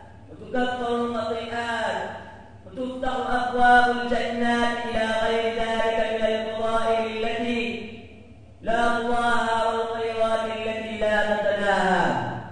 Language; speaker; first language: Arabic; non-native, fluent; Urdu